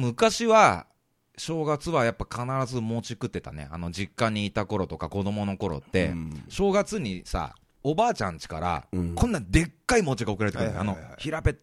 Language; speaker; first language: Japanese; native; Japanese